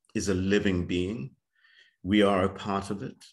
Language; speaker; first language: English; native; English